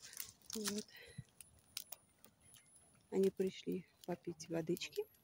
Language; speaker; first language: Russian; non-native, learner; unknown